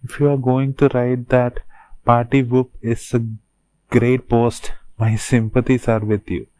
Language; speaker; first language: English; non-native, local second language; Malayalam